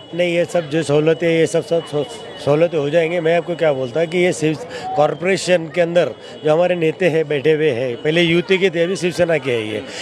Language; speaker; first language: Hindi; non-native, local second language; Marathi